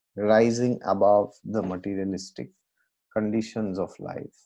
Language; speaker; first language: English; non-native, local second language; Assamese